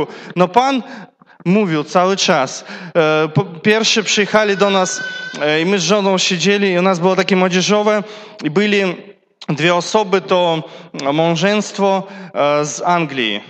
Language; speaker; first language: Polish; non-native, learner; Russian